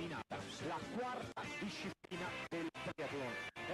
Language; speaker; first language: Italian; native; Italian